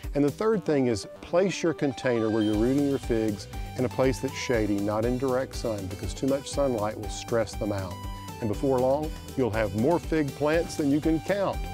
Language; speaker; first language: English; native; English